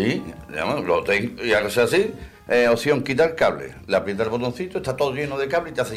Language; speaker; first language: Spanish; native; Spanish